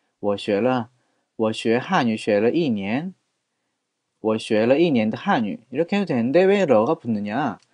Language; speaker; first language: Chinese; non-native, fluent; Korean